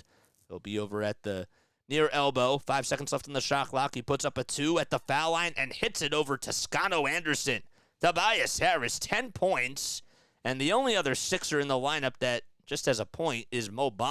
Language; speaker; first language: English; native; English